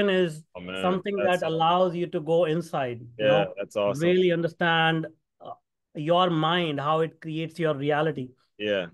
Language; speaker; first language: English; non-native, local second language; Hindi